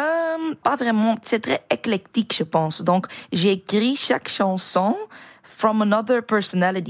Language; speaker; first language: French; non-native, learner; Dutch